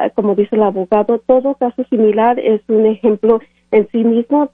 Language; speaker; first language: Spanish; early bilingual, other home language; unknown